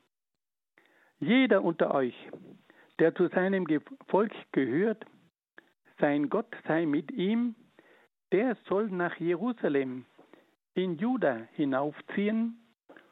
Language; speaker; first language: German; native; German